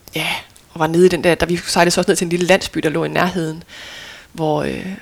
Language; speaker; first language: Danish; native; Danish